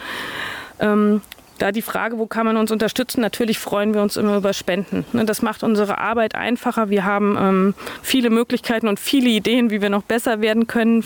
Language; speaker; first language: German; native; German